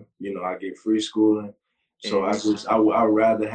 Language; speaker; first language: English; native; English